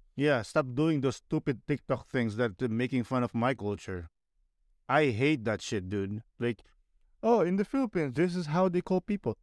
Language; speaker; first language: English; non-native, local second language; Filipino